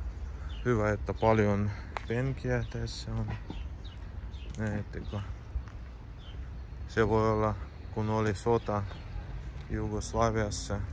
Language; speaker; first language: Finnish; non-native, learner; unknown